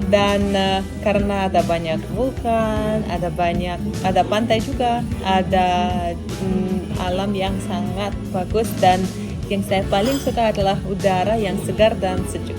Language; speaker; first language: Indonesian; non-native, fluent; Russian